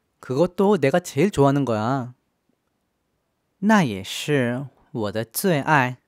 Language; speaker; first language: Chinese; non-native, fluent; Korean